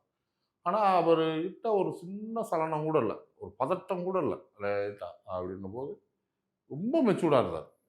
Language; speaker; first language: Tamil; native; Tamil